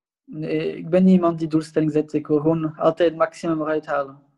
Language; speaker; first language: Dutch; non-native, local second language; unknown